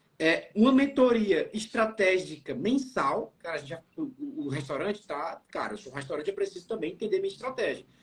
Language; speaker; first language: Portuguese; native; Portuguese